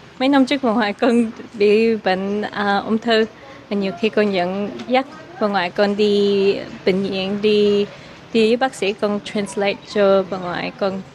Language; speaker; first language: Vietnamese; early bilingual, heritage; Vietnamese